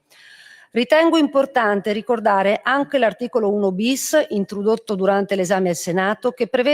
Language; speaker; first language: Italian; native; Italian